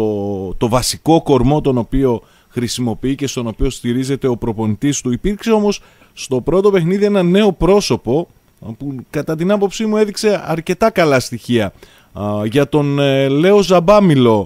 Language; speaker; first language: Greek; native; Greek